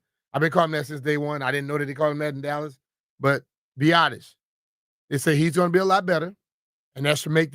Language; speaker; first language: English; native; English